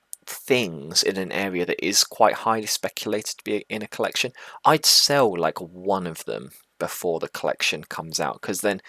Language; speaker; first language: English; native; English